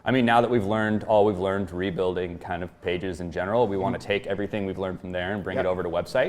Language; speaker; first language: English; native; English